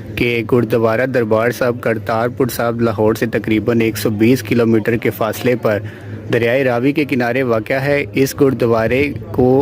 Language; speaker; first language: Urdu; non-native, local second language; Punjabi